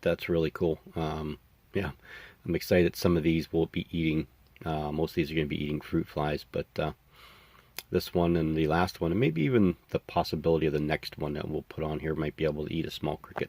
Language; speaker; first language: English; native; English